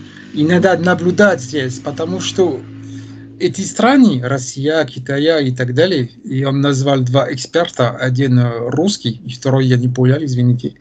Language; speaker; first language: Russian; non-native, fluent; French